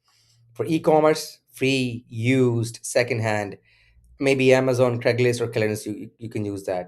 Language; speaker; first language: English; non-native, local second language; Urdu